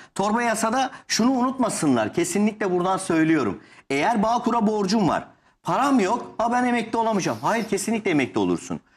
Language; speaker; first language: Turkish; native; Turkish